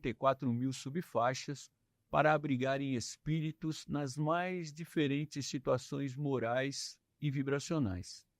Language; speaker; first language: Portuguese; native; Portuguese